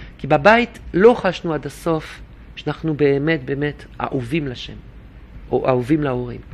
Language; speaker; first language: Hebrew; non-native, fluent; French